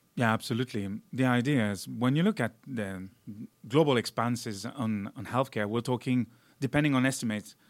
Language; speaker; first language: English; non-native, fluent; French